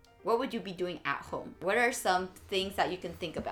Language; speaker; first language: English; early bilingual, other home language; Chinese